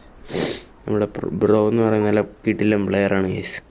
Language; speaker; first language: Malayalam; native; Malayalam